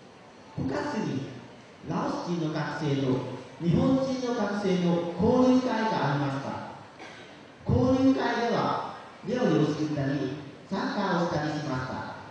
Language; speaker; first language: Japanese; non-native, learner; Lao